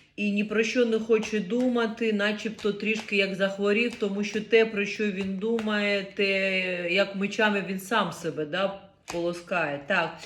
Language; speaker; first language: Ukrainian; non-native, local second language; Russian